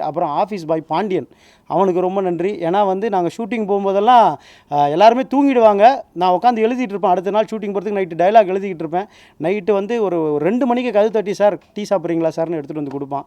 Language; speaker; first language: Tamil; native; Tamil